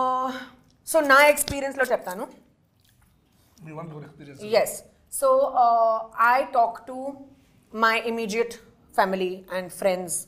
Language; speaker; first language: Telugu; non-native, learner; Hindi